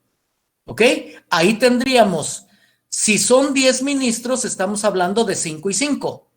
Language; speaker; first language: Spanish; native; Spanish